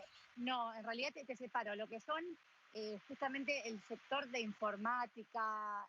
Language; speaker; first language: Spanish; native; Spanish